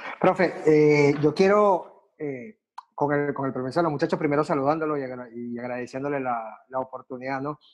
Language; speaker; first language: Spanish; native; Spanish